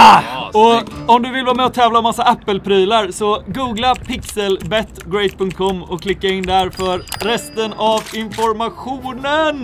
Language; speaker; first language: Swedish; native; Swedish